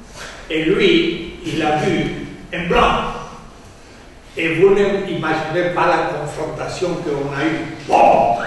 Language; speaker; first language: French; non-native, fluent; Spanish